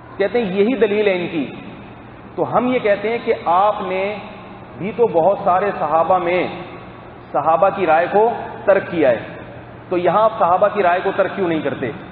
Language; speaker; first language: Urdu; native; Urdu